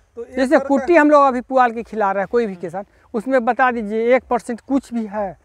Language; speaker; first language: Hindi; native; Hindi